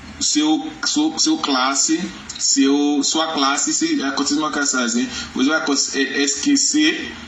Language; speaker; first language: Portuguese; non-native, learner; Yoruba